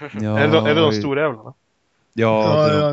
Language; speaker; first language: Swedish; native; Swedish